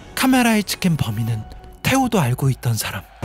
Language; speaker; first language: Korean; native; Korean